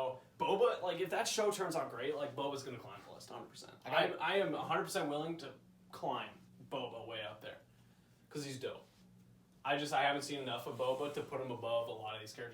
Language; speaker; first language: English; native; English